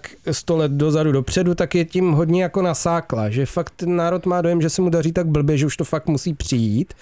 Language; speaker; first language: Czech; native; Czech